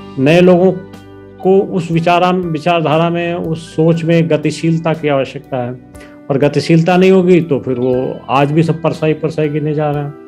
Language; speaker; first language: Hindi; native; Hindi